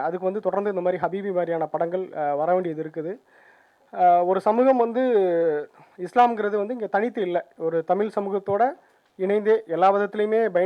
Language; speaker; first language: Tamil; native; Tamil